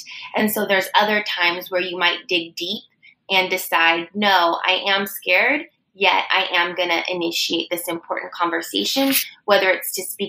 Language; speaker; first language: English; native; English